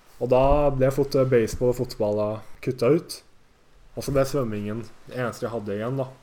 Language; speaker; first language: Norwegian; early bilingual, other home language; Japanese